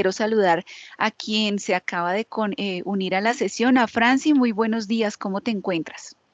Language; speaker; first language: Spanish; native; Spanish